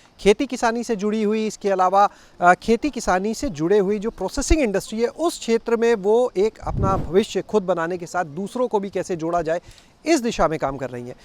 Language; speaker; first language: Hindi; native; Hindi